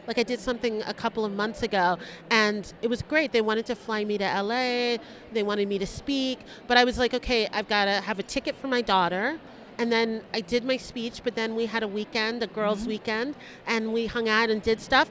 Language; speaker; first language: English; early bilingual, other home language; Spanish